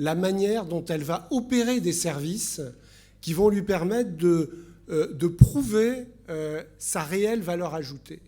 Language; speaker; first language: French; native; French